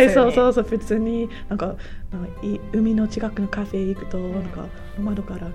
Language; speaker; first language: Japanese; non-native, learner; English